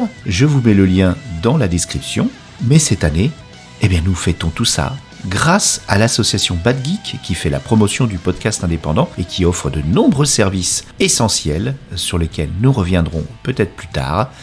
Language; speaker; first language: French; native; French